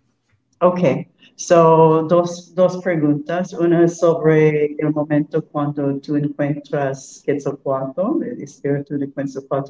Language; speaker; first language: Spanish; non-native, learner; English